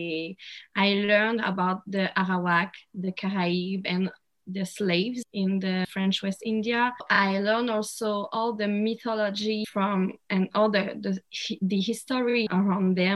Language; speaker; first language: English; non-native, fluent; French